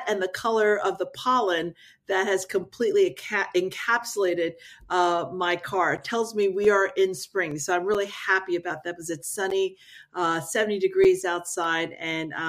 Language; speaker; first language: English; native; English